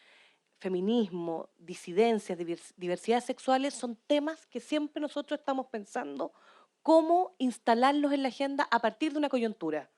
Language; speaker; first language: Spanish; native; Spanish